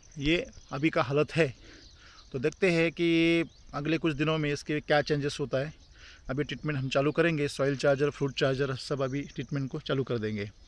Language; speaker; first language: Hindi; non-native, local second language; Marathi